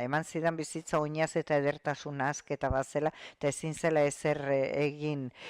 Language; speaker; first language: Basque; non-native, fluent; Polish